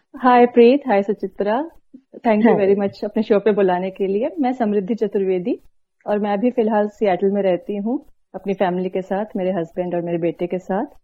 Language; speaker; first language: Hindi; native; Hindi